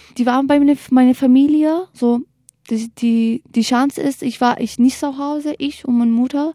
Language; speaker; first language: German; non-native, learner; Kurdish